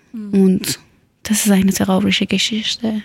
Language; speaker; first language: German; non-native, local second language; Persian